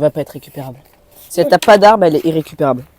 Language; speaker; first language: French; native; French